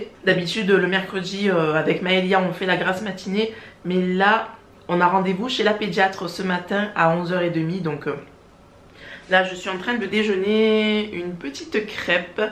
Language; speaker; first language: French; native; French